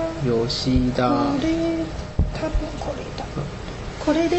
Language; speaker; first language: Japanese; non-native, learner; Chinese